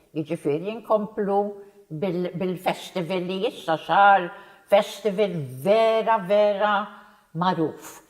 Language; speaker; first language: Maltese; non-native, local second language; English